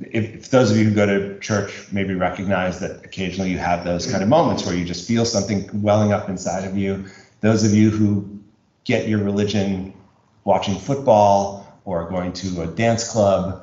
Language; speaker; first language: English; native; English